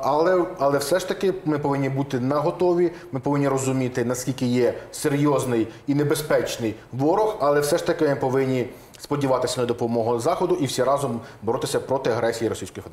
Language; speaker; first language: Ukrainian; native; Ukrainian